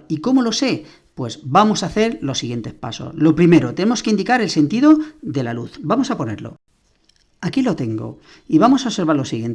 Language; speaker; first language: Spanish; native; Spanish